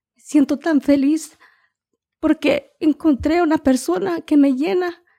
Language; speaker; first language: Spanish; early bilingual, heritage; Spanish